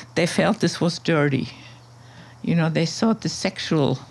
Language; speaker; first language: English; non-native, fluent; German